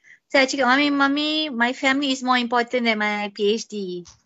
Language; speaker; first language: English; non-native, local second language; Malay